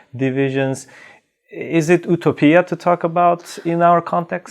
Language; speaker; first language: English; non-native, fluent; Albanian